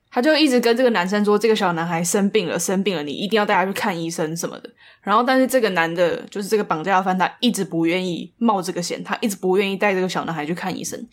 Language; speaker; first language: Chinese; native; Chinese